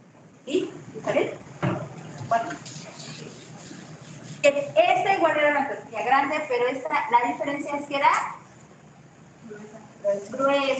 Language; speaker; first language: Spanish; native; Spanish